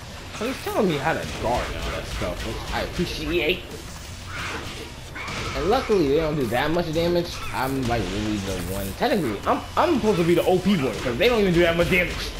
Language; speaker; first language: English; native; English